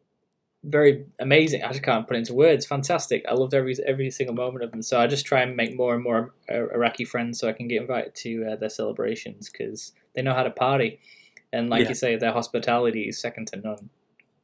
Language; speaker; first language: English; native; English